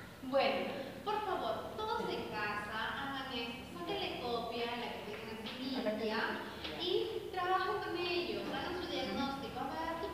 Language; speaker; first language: Spanish; native; Spanish